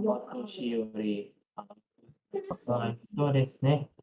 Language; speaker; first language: Japanese; non-native, learner; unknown